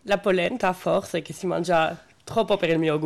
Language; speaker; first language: Italian; non-native, learner; French